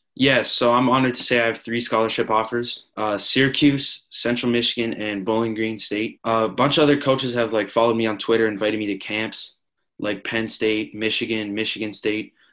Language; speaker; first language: English; native; English